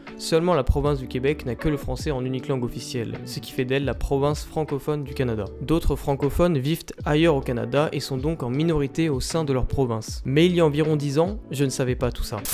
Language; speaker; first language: French; early bilingual, other home language; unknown